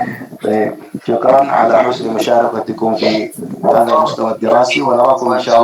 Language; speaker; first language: Arabic; non-native, fluent; Indonesian